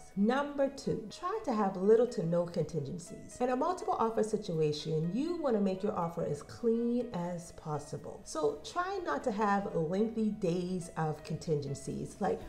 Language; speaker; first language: English; native; English